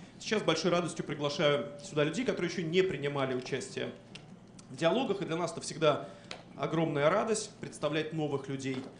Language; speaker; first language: Russian; native; Russian